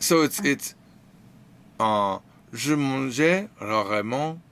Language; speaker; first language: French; non-native, learner; English